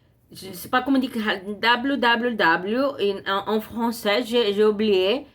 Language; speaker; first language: French; non-native, learner; Portuguese